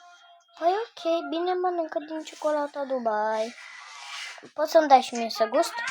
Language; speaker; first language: Romanian; native; Romanian